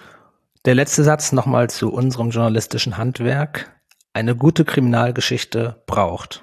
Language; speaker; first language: German; native; German